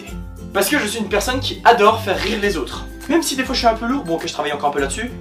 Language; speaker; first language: French; native; French